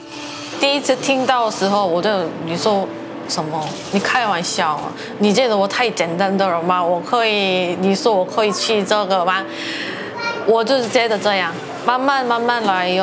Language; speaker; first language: Chinese; non-native, learner; Korean